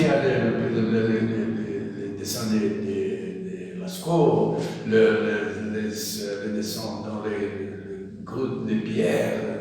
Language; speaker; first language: French; non-native, learner; Portuguese